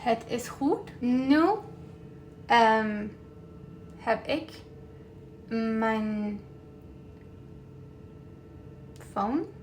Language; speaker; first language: Dutch; non-native, learner; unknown